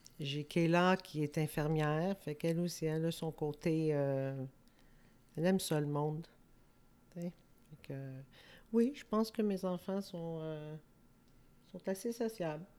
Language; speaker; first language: French; native; French